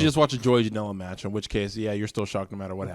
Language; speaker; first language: English; native; English